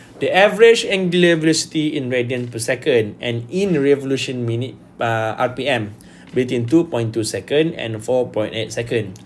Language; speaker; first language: English; non-native, local second language; Malay